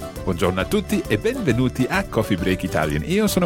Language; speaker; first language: Italian; non-native, fluent; English